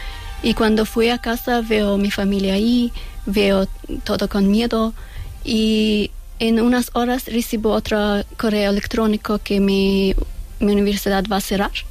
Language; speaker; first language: Spanish; non-native, learner; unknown